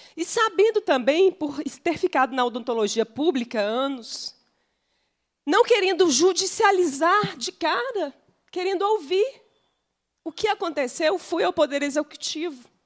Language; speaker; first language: Portuguese; native; Portuguese